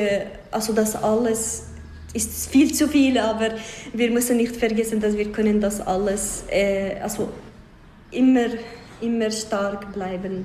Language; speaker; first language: German; non-native, fluent; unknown